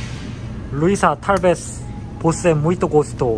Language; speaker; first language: Portuguese; non-native, learner; Korean